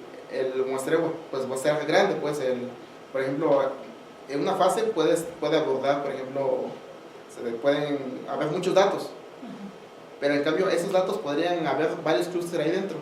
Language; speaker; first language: Spanish; native; Spanish